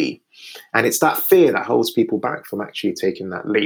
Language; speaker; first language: English; non-native, local second language; Yoruba